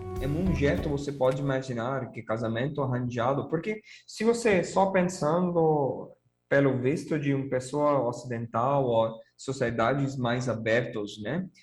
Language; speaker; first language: Portuguese; non-native, fluent; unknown